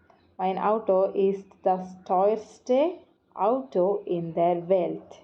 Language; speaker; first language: German; non-native, fluent; Malayalam